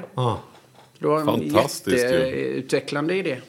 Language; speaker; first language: Swedish; native; Swedish